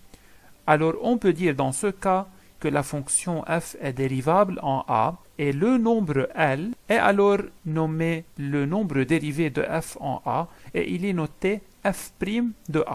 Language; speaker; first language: French; non-native, local second language; Arabic